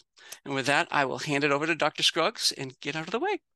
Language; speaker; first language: English; native; English